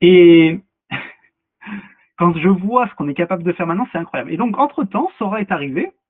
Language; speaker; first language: French; native; French